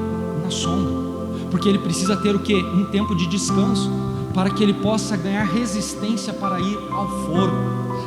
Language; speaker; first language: Portuguese; native; Portuguese